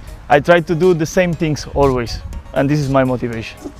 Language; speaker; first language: English; non-native, fluent; Spanish